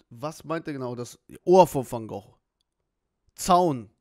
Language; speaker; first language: German; native; German